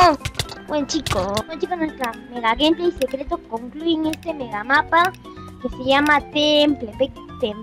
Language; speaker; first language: Spanish; native; Spanish